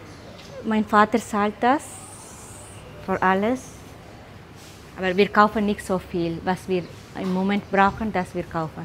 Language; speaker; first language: German; non-native, learner; Tamil